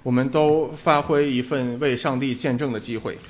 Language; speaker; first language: Chinese; non-native, local second language; Cantonese